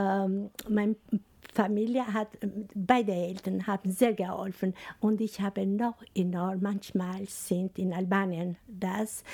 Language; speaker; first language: German; non-native, fluent; Albanian